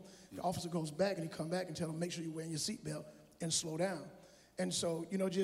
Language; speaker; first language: English; native; English